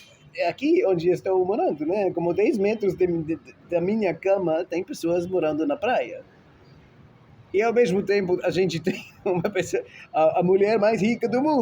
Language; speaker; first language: Portuguese; non-native, fluent; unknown